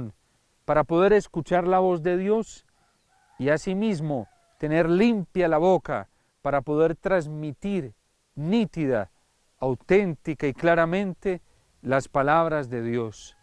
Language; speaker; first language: Spanish; native; Spanish